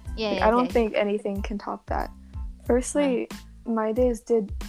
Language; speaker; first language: English; non-native, local second language; Cantonese